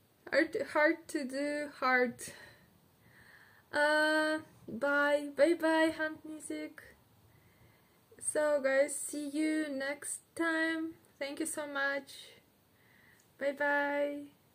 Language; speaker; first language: English; non-native, learner; Russian